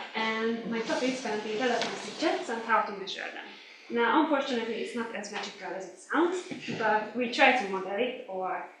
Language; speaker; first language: English; non-native, fluent; Hungarian